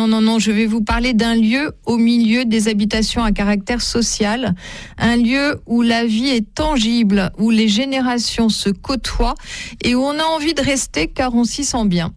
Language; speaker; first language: French; native; French